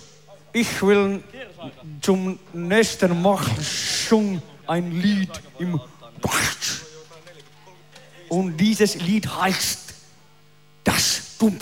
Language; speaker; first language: German; non-native, learner; Finnish